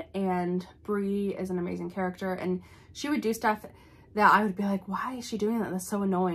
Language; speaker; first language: English; native; English